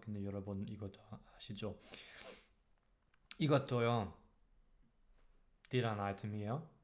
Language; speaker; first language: Korean; non-native, learner; German